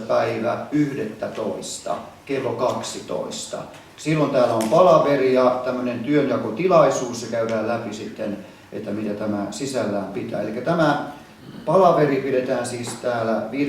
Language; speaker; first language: Finnish; native; Finnish